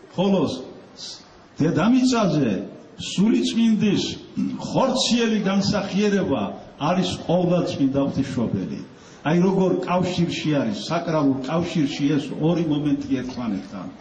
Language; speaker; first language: Georgian; native; Georgian